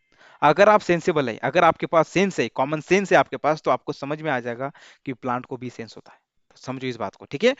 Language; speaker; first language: Hindi; non-native, local second language; Marathi